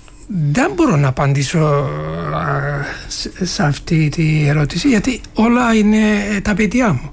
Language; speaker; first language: Greek; non-native, fluent; Turkish